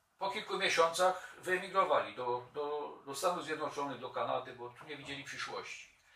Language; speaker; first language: Polish; native; Polish